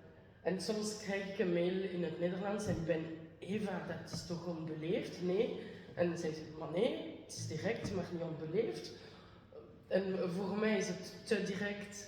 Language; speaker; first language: Dutch; non-native, local second language; French